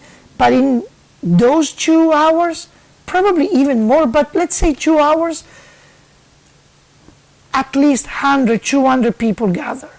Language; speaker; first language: English; non-native, fluent; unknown